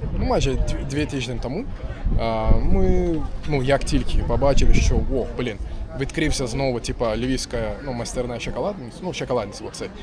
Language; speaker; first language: Ukrainian; non-native, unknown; Turkish